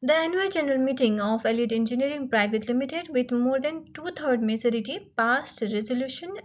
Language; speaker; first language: English; non-native, local second language; Nepali